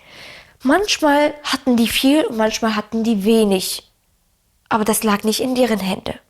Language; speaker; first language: German; early bilingual, other home language; Arabic